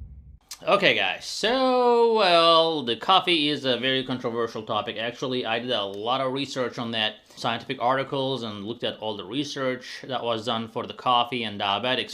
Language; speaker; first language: English; non-native, fluent; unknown